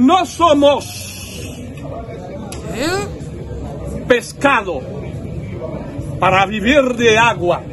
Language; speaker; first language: Spanish; non-native, learner; Haitian Creole